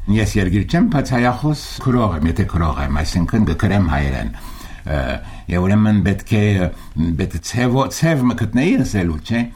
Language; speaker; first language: Armenian; early bilingual, heritage; Armenian